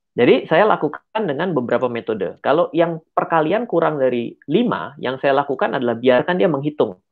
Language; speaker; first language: Indonesian; native; Indonesian